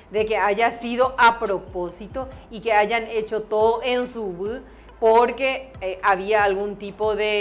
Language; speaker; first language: Spanish; native; Spanish